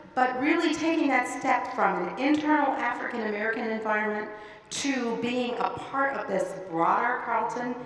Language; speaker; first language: English; native; English